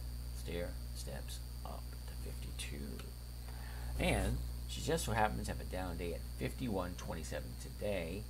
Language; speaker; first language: English; native; English